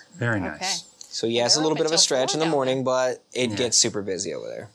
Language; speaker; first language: English; native; English